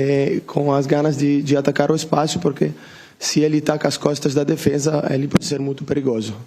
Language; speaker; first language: Portuguese; non-native, learner; Italian